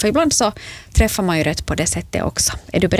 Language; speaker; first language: Swedish; native; Swedish